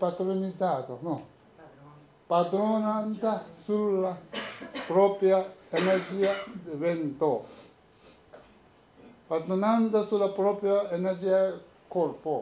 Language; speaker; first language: Italian; non-native, learner; Tibetan